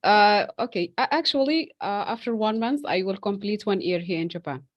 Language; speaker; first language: English; non-native, fluent; Arabic